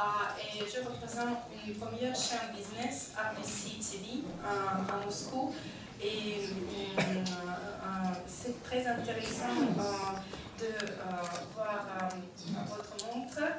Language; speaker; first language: French; non-native, learner; Russian